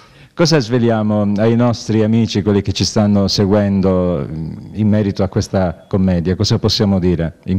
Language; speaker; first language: Italian; native; Italian